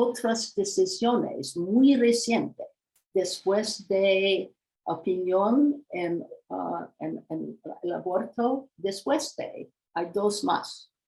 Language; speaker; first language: Spanish; non-native, learner; English